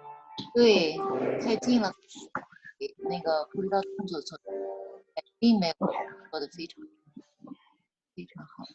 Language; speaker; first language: Chinese; native; Chinese